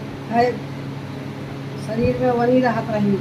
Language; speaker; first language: Hindi; native; Hindi